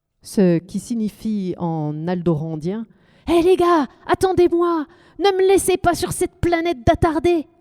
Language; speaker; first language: French; native; French